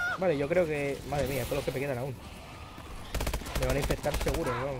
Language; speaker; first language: Spanish; native; Spanish